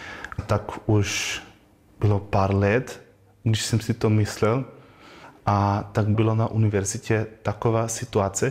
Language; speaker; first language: Czech; non-native, learner; German